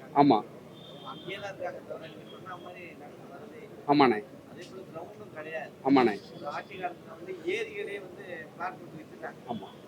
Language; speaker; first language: Tamil; native; Tamil